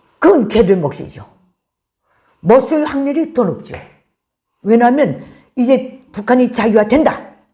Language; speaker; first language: Korean; native; Korean